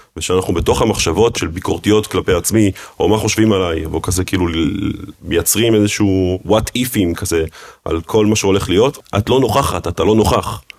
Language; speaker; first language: Hebrew; early bilingual, other home language; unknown